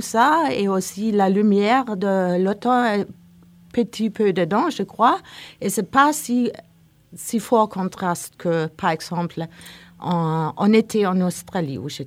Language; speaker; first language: French; non-native, learner; Norwegian